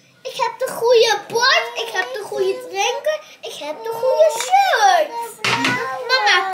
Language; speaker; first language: Dutch; early bilingual, other home language; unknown